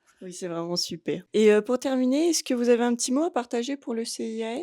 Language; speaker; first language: French; native; French